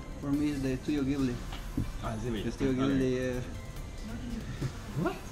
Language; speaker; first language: English; non-native, learner; Spanish